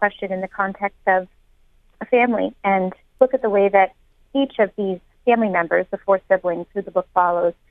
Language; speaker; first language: English; native; English